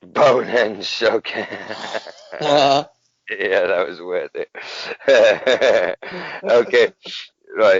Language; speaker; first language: English; native; English